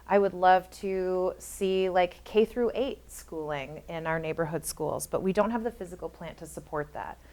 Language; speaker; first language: English; native; English